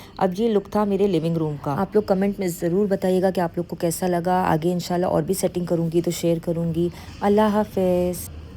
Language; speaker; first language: Urdu; native; Urdu